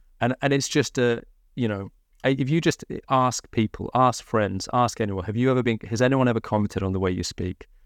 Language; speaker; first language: English; native; English